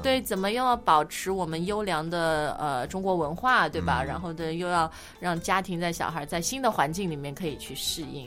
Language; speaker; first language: Chinese; native; Chinese